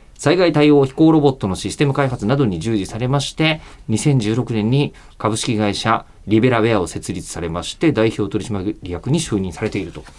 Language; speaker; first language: Japanese; native; Japanese